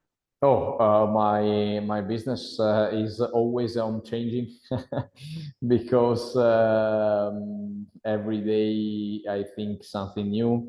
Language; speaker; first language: English; non-native, learner; Italian